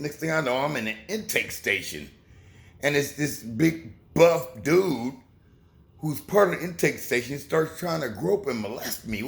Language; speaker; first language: English; native; English